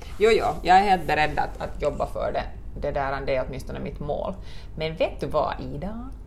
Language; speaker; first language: Swedish; native; Swedish